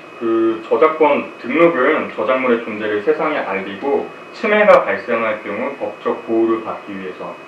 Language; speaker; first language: Korean; native; Korean